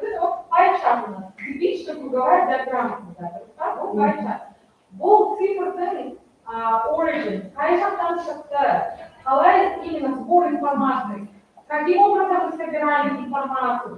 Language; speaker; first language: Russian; non-native, local second language; Kazakh